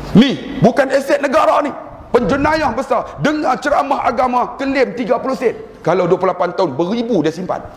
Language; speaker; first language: Malay; native; Malay